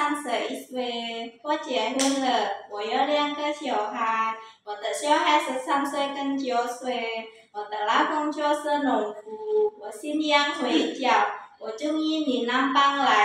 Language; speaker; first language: Chinese; non-native, learner; Indonesian